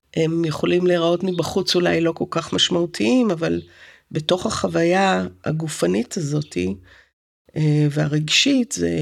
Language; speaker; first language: Hebrew; native; Hebrew